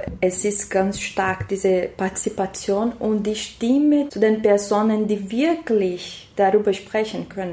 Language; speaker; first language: German; non-native, fluent; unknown